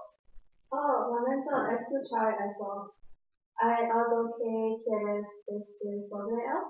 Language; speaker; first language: Spanish; non-native, learner; English